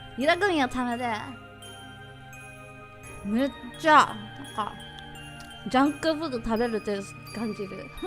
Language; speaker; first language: Japanese; non-native, learner; English